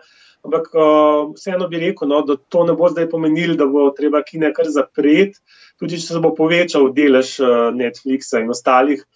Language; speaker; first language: Slovenian; native; Slovenian